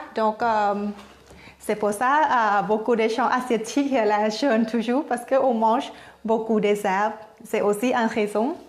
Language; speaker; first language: French; non-native, learner; Thai